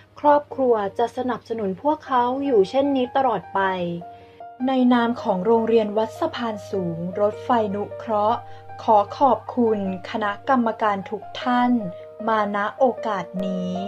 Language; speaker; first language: Thai; native; Thai